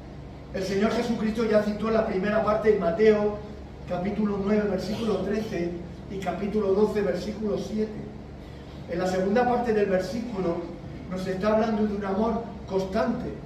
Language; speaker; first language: Spanish; native; Spanish